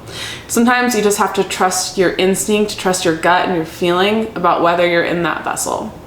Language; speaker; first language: English; native; English